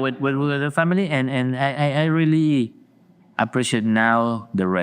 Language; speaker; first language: English; non-native, learner; Spanish